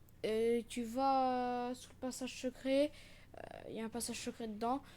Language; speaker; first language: French; native; French